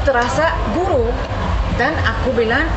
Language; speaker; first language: Indonesian; non-native, fluent; Spanish